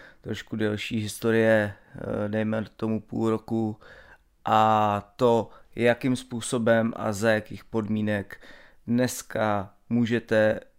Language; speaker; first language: Czech; native; Czech